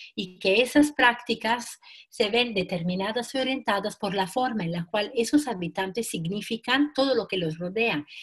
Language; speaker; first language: Spanish; non-native, fluent; Italian